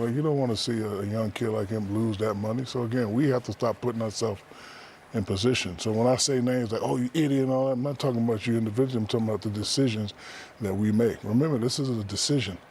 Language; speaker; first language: English; native; English